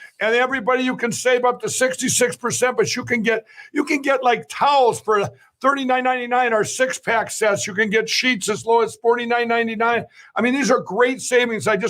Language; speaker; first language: English; native; English